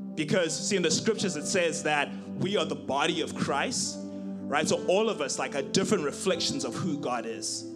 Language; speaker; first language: English; non-native, local second language; Shona